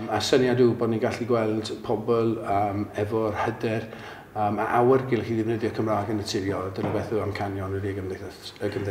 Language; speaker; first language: Welsh; non-native, local second language; English